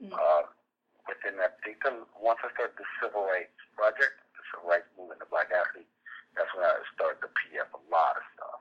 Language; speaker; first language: English; native; English